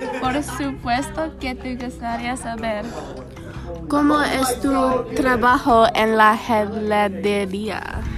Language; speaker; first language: Spanish; non-native, learner; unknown